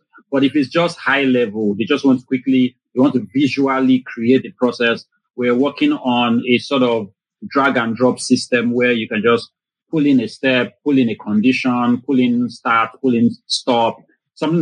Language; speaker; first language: English; non-native, local second language; Yoruba